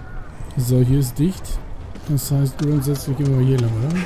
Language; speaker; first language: German; native; German